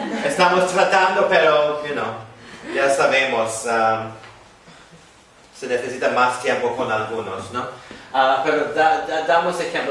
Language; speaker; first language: Spanish; non-native, fluent; English